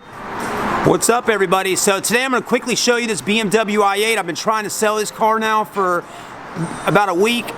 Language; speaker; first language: English; native; English